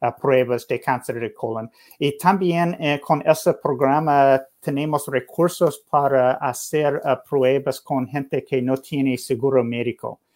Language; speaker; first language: Spanish; non-native, learner; English